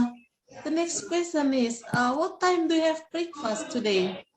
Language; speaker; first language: English; non-native, fluent; Indonesian